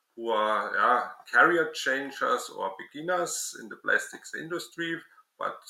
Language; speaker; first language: English; non-native, learner; German